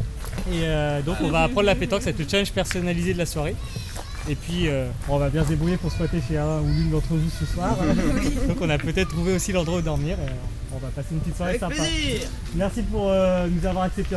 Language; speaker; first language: French; native; French